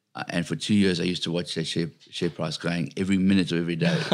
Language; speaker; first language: English; native; English